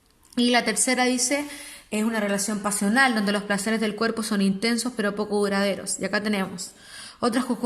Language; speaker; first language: Spanish; native; Spanish